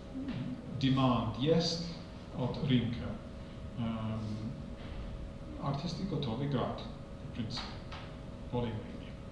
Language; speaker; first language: Russian; non-native, fluent; English